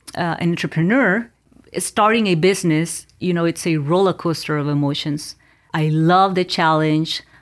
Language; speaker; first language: English; non-native, fluent; Spanish